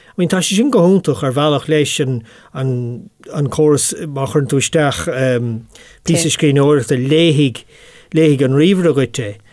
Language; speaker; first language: Irish; non-native, local second language; English